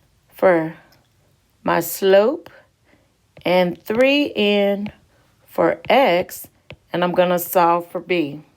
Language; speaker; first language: English; native; English